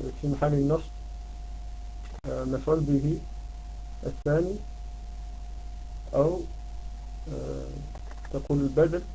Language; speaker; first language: Arabic; non-native, learner; Dutch